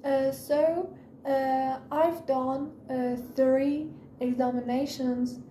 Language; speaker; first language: English; non-native, learner; Persian